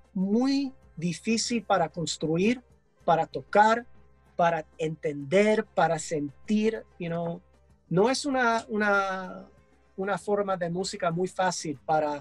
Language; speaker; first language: Spanish; early bilingual, heritage; English